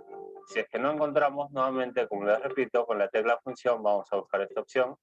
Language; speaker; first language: Spanish; native; Spanish